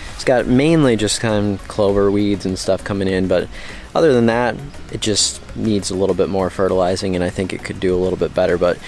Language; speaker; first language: English; native; English